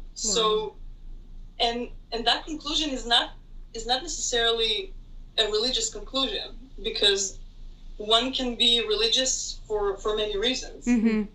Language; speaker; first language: English; non-native, fluent; Hebrew